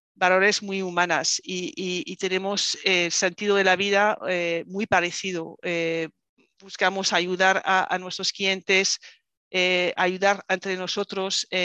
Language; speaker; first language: Spanish; non-native, fluent; French